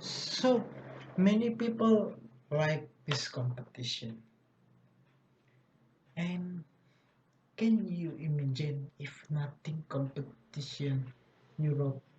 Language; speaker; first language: English; non-native, learner; Indonesian